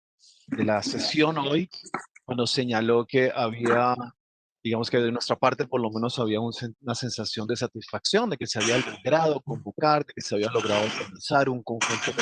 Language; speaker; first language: Spanish; native; Spanish